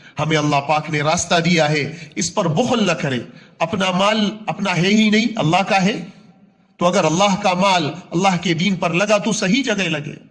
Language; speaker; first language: Urdu; non-native, local second language; Punjabi